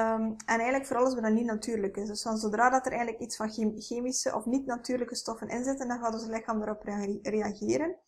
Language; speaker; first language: Dutch; native; Dutch